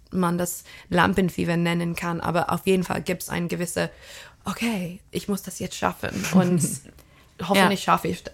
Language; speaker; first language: German; non-native, fluent; English